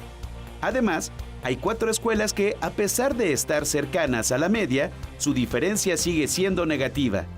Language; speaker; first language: Spanish; native; Spanish